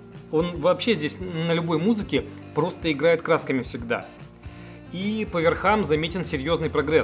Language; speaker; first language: Russian; native; Russian